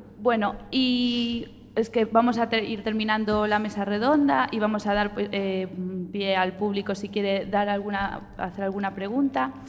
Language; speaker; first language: Spanish; native; Spanish